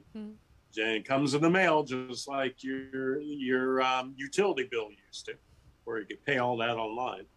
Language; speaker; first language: English; native; English